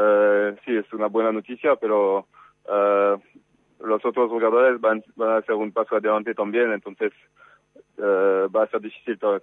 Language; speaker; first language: Spanish; non-native, fluent; French